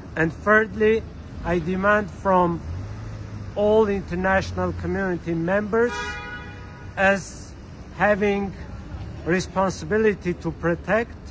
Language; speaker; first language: English; non-native, fluent; Armenian